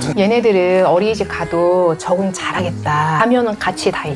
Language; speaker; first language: Korean; native; Korean